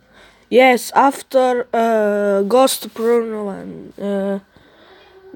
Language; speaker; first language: English; non-native, learner; Italian